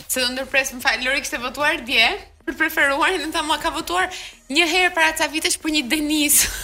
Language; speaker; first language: Albanian; native; Albanian